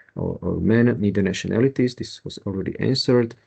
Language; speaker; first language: English; non-native, fluent; Slovak